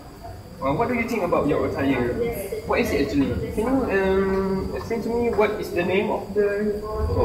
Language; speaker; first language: English; non-native, learner; Malay